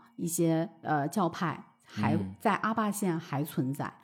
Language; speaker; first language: Chinese; native; Chinese